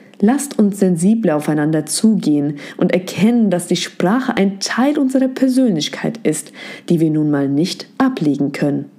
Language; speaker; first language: German; native; German